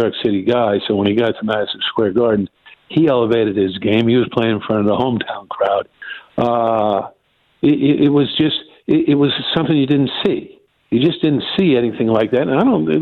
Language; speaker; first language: English; native; English